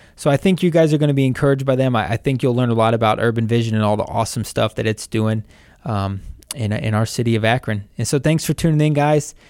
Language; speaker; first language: English; native; English